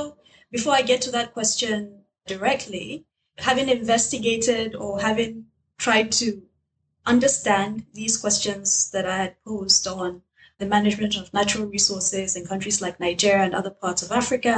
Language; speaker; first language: English; non-native, local second language; Hausa